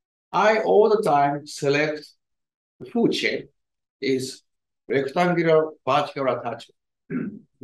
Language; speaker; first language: English; non-native, learner; Japanese